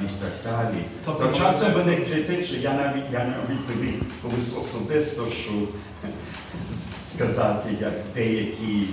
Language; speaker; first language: Ukrainian; early bilingual, heritage; Ukrainian